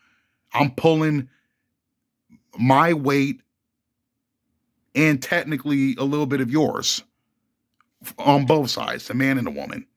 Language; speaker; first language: English; native; English